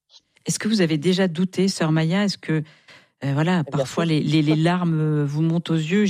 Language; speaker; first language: French; native; French